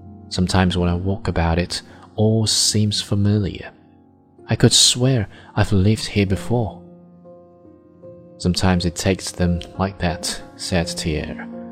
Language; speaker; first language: English; non-native, fluent; Chinese